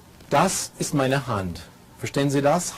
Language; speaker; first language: German; non-native, fluent; English